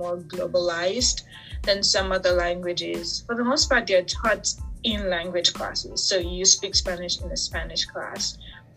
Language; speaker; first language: English; native; English